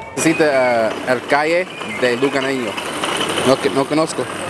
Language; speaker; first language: Spanish; non-native, learner; English